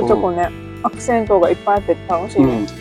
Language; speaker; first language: Japanese; native; Japanese